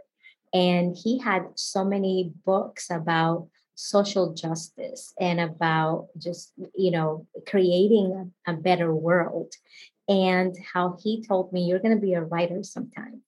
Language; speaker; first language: English; non-native, fluent; Spanish